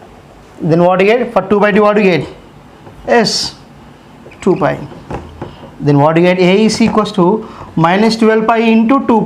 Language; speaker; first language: English; non-native, local second language; Telugu